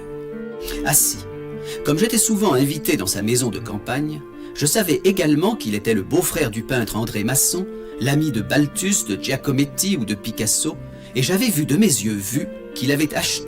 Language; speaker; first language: French; native; French